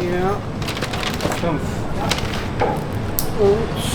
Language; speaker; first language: German; non-native, learner; Turkish